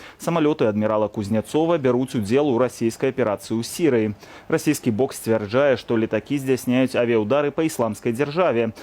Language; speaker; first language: Belarusian; native; Belarusian